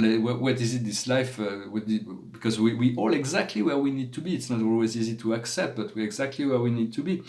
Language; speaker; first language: English; non-native, fluent; French